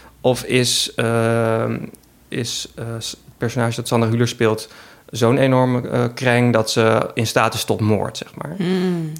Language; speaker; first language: Dutch; native; Dutch